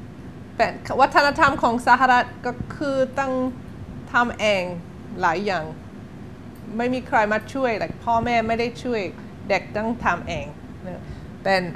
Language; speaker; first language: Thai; non-native, learner; English